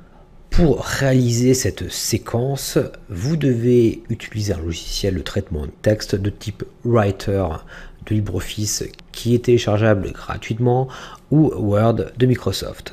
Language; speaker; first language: French; native; French